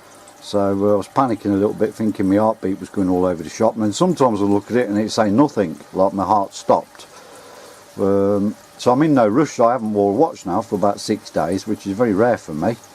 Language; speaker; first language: English; native; English